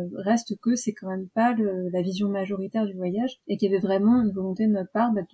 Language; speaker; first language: French; native; French